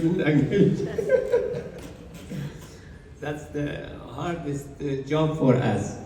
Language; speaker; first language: English; non-native, learner; Persian